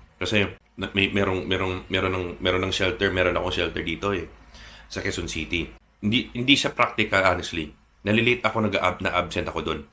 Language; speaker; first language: Filipino; native; Filipino